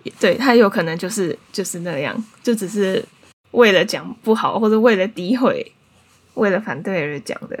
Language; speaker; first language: Chinese; native; Chinese